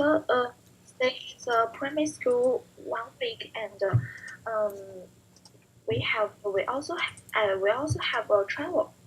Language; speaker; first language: English; non-native, learner; Chinese